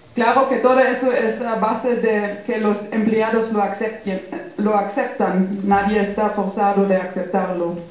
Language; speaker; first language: Spanish; non-native, fluent; German